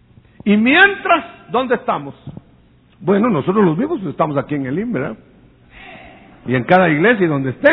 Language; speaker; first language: Spanish; native; Spanish